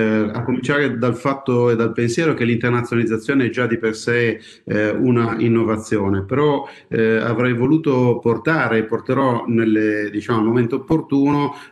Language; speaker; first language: Italian; native; Italian